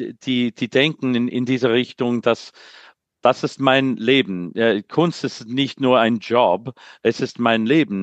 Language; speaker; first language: German; non-native, learner; English